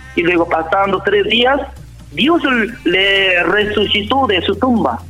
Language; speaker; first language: Spanish; non-native, learner; Korean